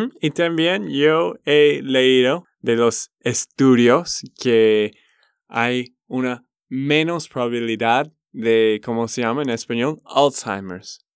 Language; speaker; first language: Spanish; non-native, learner; English